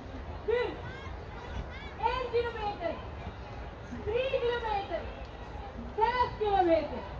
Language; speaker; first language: Dutch; non-native, learner; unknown